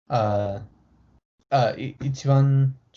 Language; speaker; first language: Japanese; non-native, learner; English